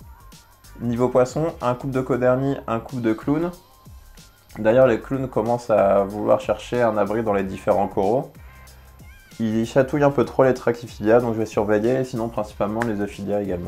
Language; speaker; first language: French; native; French